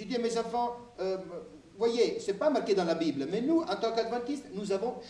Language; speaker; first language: French; native; French